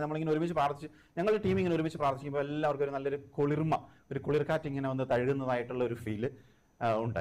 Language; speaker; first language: Malayalam; native; Malayalam